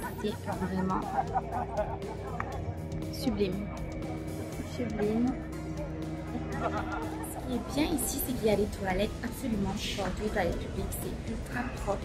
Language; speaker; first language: French; non-native, local second language; Morisyen